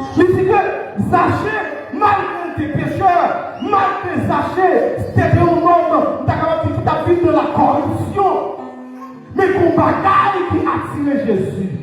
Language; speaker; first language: French; non-native, local second language; Haitian Creole